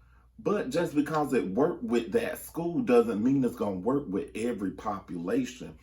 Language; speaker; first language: English; native; English